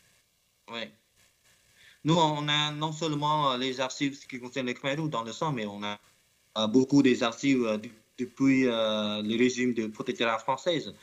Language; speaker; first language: French; non-native, learner; Khmer